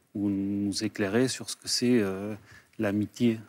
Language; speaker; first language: French; early bilingual, other home language; Spanish